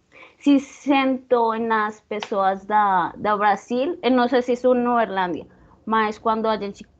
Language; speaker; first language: Portuguese; non-native, learner; Spanish